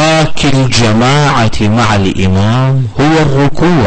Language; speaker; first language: Arabic; native; Arabic